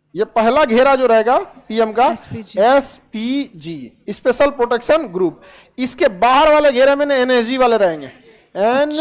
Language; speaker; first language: Hindi; native; Hindi